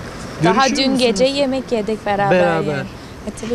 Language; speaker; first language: Turkish; non-native, fluent; English